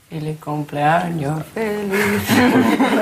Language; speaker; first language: Spanish; non-native, learner; Russian